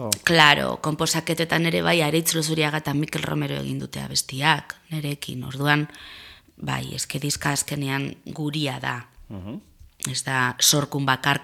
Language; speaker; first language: Basque; non-native, local second language; Spanish